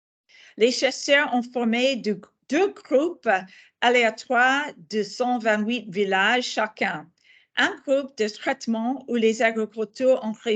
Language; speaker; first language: French; non-native, fluent; English